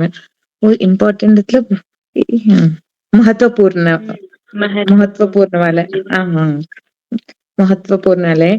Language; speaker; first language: Hindi; non-native, learner; Telugu